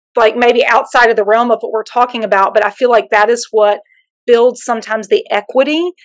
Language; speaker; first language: English; native; English